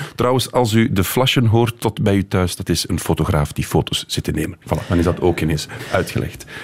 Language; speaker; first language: Dutch; native; Dutch